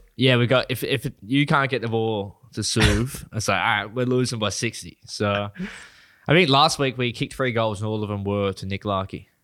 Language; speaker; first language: English; native; English